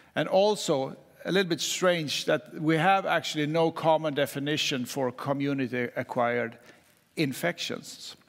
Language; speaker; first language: English; non-native, fluent; Swedish